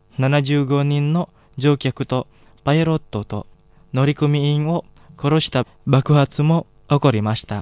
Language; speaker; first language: Japanese; non-native, fluent; Indonesian